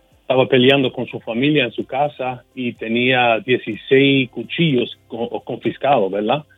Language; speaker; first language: Spanish; early bilingual, heritage; Spanish